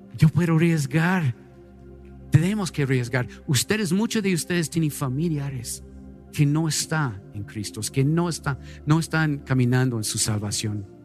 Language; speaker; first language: Spanish; non-native, fluent; English